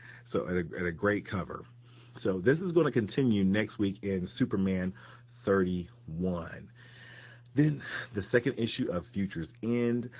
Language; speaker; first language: English; native; English